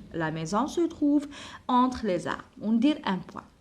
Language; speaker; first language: French; non-native, local second language; Arabic